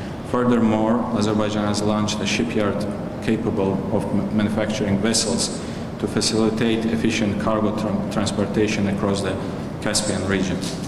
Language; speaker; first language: English; non-native, fluent; Azerbaijani